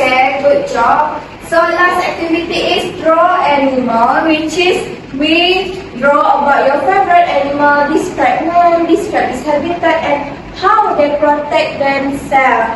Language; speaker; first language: English; non-native, local second language; Malay